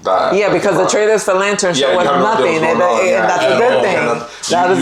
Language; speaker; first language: English; native; English